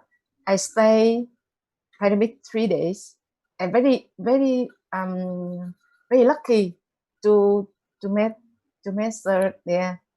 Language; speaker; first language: English; non-native, learner; Vietnamese